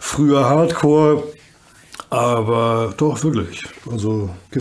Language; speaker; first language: German; native; German